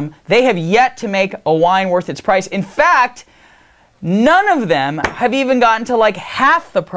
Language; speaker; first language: English; native; English